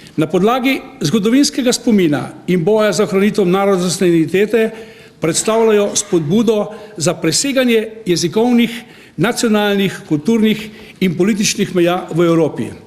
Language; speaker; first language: Slovenian; native; Slovenian